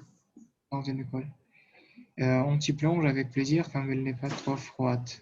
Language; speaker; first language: French; non-native, learner; Russian